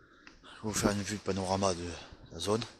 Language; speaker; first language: French; native; French